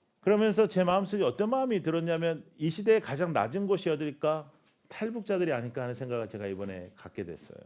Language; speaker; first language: Korean; native; Korean